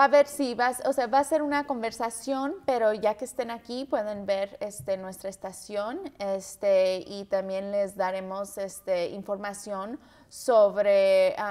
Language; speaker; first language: Spanish; early bilingual, heritage; Spanish